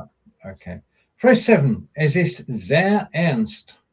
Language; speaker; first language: German; non-native, learner; English